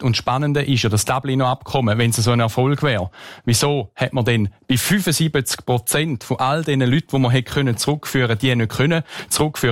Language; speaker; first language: German; native; German